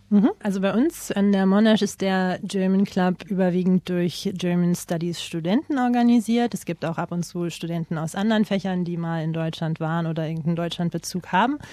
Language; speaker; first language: German; native; German